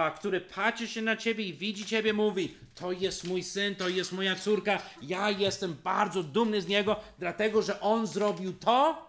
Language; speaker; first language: Polish; non-native, fluent; English